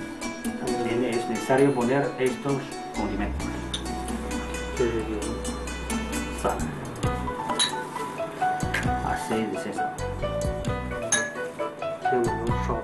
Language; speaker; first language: Spanish; non-native, fluent; Chinese